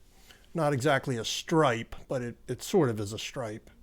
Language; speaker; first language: English; native; English